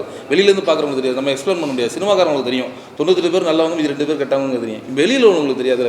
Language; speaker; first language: Tamil; native; Tamil